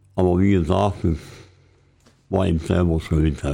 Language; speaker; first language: German; native; German